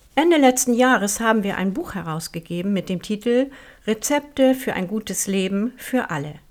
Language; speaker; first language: German; native; German